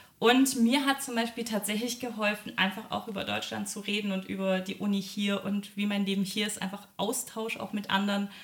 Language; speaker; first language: German; early bilingual, other home language; Polish